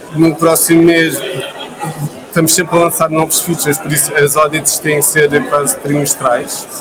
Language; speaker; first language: Portuguese; native; Portuguese